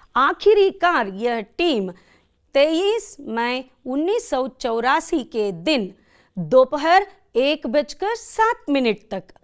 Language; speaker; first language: Hindi; non-native, local second language; Kannada